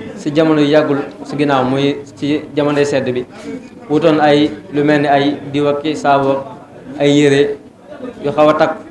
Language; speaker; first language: Wolof; native; Wolof